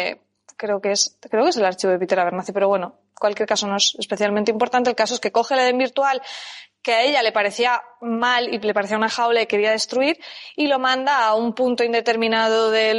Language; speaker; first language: Spanish; native; Spanish